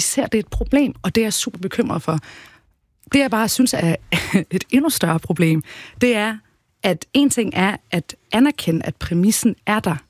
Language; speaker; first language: Danish; early bilingual, other home language; Arabic